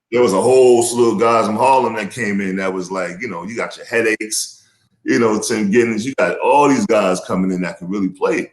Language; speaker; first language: English; native; English